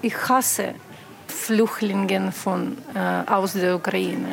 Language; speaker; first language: German; non-native, learner; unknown